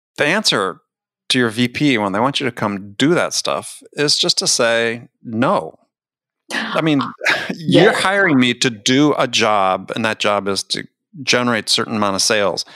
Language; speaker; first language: English; native; English